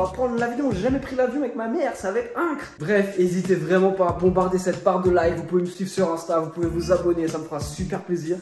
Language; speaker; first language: French; native; French